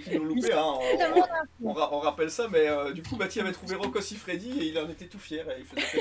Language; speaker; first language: French; native; French